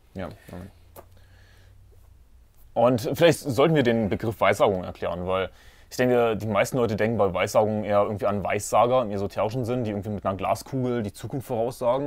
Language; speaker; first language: German; native; German